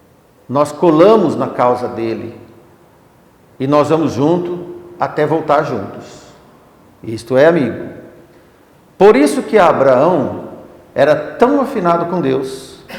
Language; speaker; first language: Portuguese; native; Portuguese